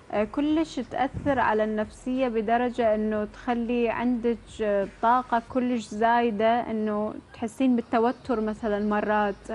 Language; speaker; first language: Arabic; native; Arabic